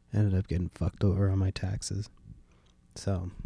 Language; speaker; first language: English; native; English